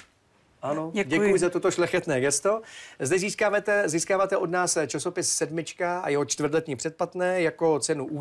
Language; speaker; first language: Czech; native; Czech